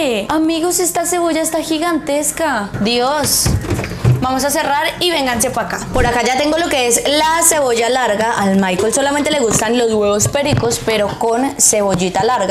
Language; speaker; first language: Spanish; native; Spanish